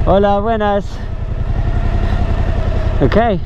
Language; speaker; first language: Spanish; non-native, learner; English